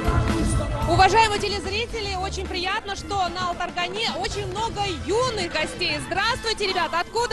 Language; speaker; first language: Russian; native; Russian